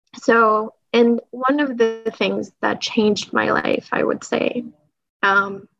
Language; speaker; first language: English; early bilingual, other home language; Persian